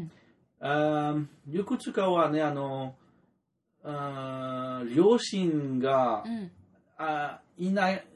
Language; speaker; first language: Japanese; non-native, learner; French